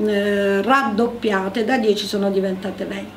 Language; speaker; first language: Italian; native; Italian